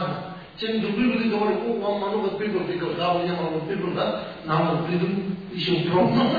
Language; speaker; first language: Russian; non-native, learner; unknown